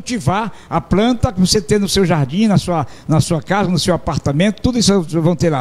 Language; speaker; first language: Portuguese; native; Portuguese